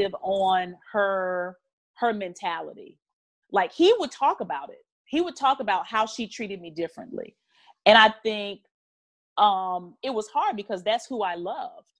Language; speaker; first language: English; native; English